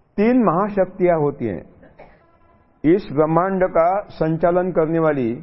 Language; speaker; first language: Hindi; non-native, local second language; Marathi